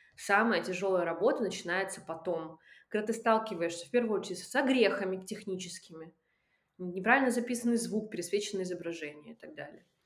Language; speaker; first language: Russian; native; Russian